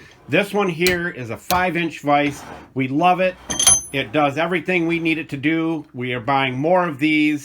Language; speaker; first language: English; native; English